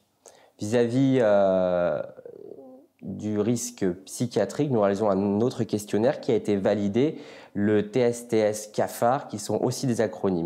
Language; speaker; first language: French; native; French